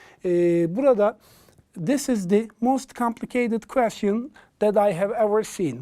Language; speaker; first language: English; non-native, fluent; Turkish